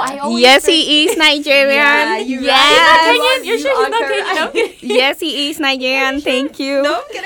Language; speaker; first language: English; non-native, local second language; Yoruba